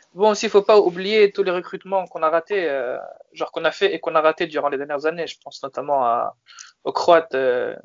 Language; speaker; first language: French; native; French